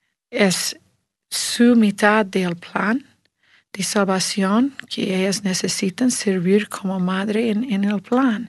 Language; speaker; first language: Spanish; non-native, learner; English